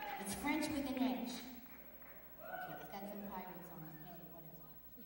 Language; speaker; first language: English; native; English